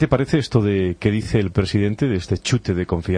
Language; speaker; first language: Spanish; native; Spanish